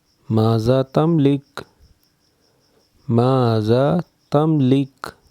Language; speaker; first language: Arabic; non-native, fluent; Urdu